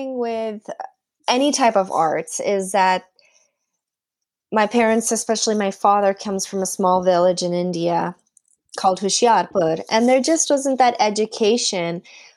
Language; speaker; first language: English; non-native, fluent; Punjabi